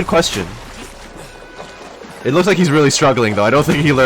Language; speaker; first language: English; native; English